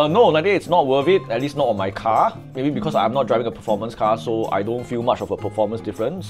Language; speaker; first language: English; native; English